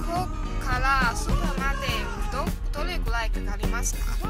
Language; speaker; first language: Japanese; non-native, learner; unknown